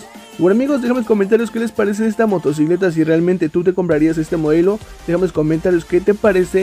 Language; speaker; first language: Spanish; native; Spanish